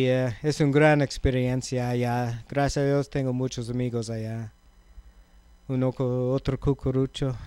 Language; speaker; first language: Spanish; non-native, learner; English